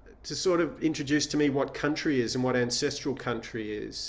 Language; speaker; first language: English; native; English